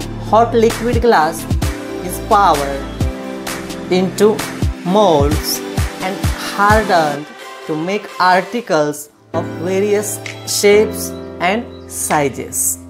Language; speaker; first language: English; non-native, local second language; Marathi